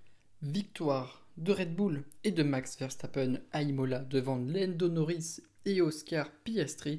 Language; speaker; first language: French; native; French